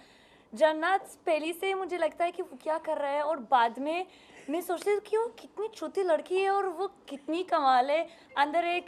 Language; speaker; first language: Hindi; non-native, learner; Arabic